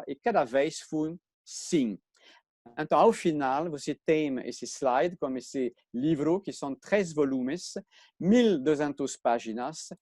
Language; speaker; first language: Portuguese; non-native, fluent; French